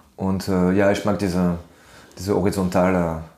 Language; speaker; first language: German; non-native, fluent; French